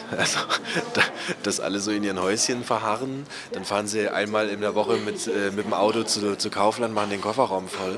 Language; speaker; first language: German; native; German